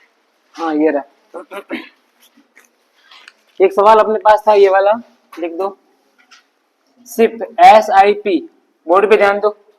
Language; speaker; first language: Hindi; native; Hindi